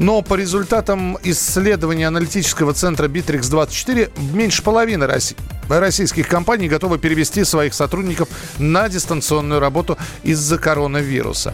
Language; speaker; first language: Russian; native; Russian